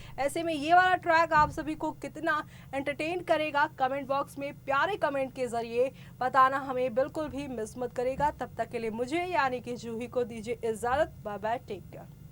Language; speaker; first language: Hindi; native; Hindi